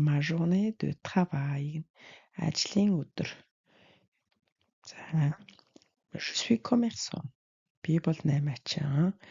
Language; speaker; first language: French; non-native, fluent; Mongolian